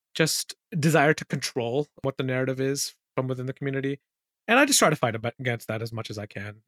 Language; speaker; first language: English; early bilingual, other home language; Urdu